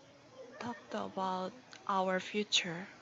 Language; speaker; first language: English; non-native, learner; Korean